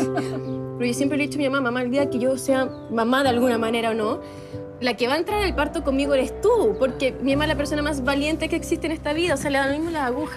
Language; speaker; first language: Spanish; native; Spanish